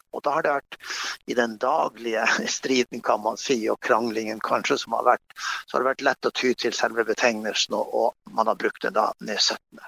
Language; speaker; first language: Norwegian; native; Norwegian